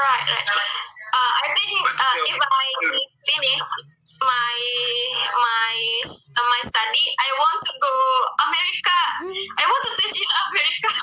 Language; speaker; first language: English; non-native, learner; Indonesian